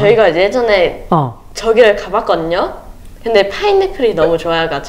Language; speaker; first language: Korean; early bilingual, other home language; English